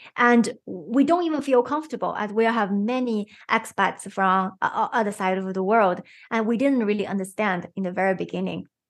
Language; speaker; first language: English; non-native, fluent; Chinese